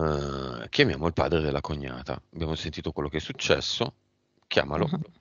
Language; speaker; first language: Italian; native; Italian